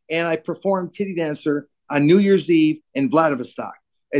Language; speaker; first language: English; native; English